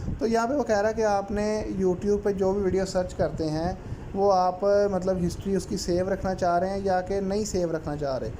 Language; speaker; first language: Urdu; non-native, local second language; Punjabi